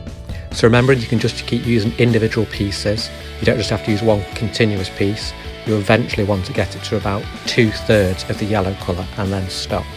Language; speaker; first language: English; native; English